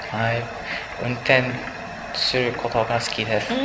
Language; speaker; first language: Japanese; non-native, learner; English